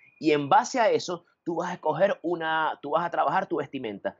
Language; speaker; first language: Spanish; native; Spanish